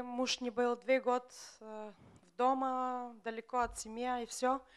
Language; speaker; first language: Russian; non-native, fluent; Bulgarian